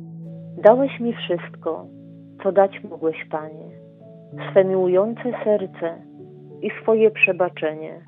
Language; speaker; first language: Polish; native; Polish